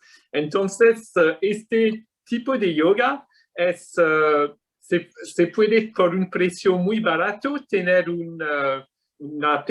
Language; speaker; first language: Spanish; non-native, learner; English